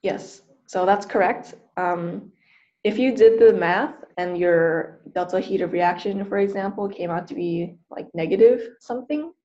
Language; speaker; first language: English; native; English